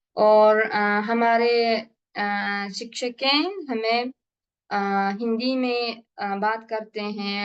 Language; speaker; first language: Hindi; non-native, learner; Uzbek